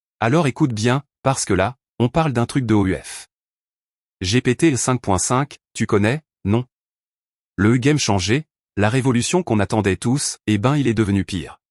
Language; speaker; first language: French; native; French